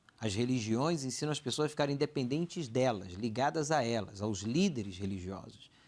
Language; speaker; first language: Portuguese; native; Portuguese